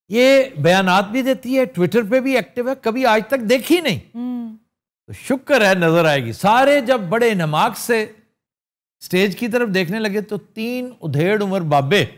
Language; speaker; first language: Urdu; native; Urdu